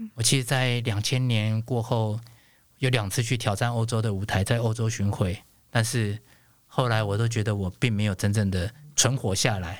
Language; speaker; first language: Chinese; non-native, local second language; Hakka Chinese